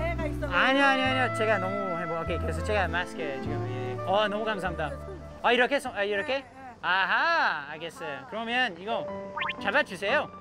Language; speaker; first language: Korean; non-native, learner; English